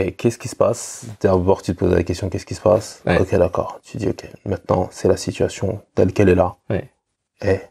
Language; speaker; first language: French; native; French